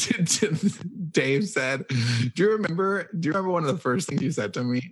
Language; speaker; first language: English; native; English